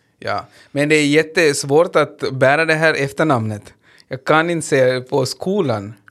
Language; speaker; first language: Swedish; non-native, fluent; Hindi